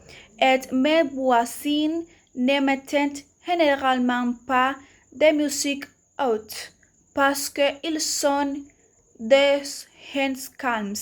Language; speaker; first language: French; non-native, learner; Spanish